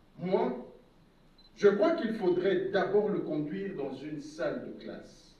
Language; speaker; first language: French; non-native, local second language; Lingala